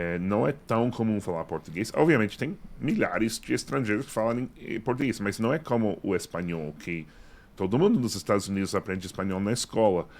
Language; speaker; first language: Portuguese; non-native, fluent; English